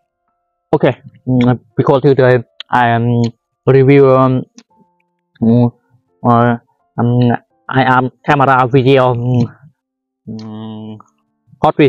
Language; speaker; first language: English; non-native, learner; Vietnamese